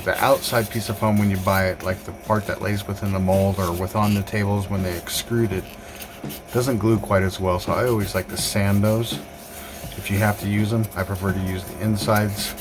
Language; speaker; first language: English; native; English